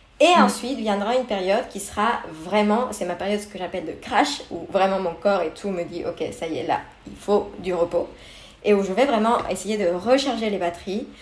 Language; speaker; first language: French; non-native, fluent; Spanish